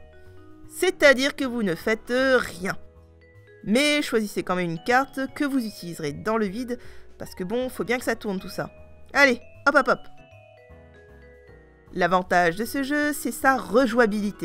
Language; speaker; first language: French; native; French